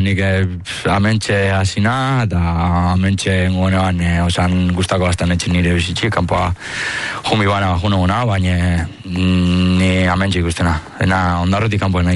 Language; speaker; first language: Basque; native; Basque